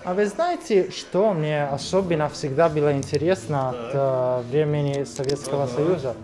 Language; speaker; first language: Russian; non-native, learner; Italian